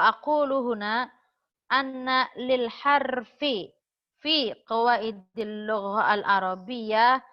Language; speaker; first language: Arabic; non-native, fluent; Indonesian